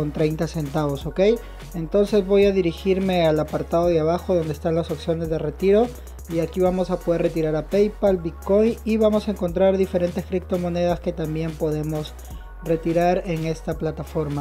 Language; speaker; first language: Spanish; native; Spanish